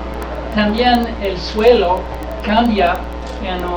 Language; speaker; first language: Spanish; non-native, learner; English